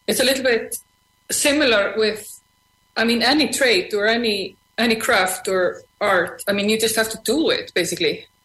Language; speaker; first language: English; non-native, fluent; Icelandic